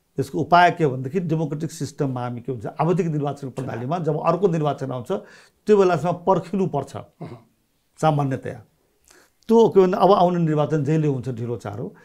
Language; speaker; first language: Nepali; non-native, local second language; Maithili